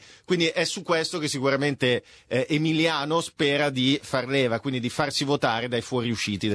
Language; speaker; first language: Italian; native; Italian